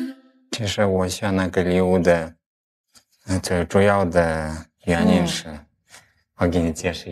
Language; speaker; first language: Chinese; non-native, fluent; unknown